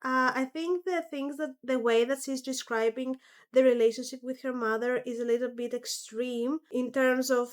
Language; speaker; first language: English; non-native, fluent; Greek